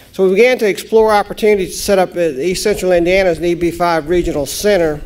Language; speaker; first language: English; native; English